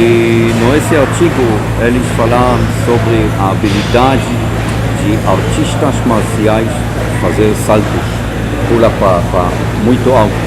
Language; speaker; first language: Portuguese; non-native, fluent; Hebrew